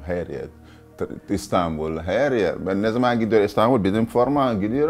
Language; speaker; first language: Turkish; non-native, learner; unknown